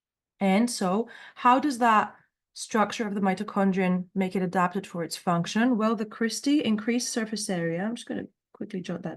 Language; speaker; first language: English; native; English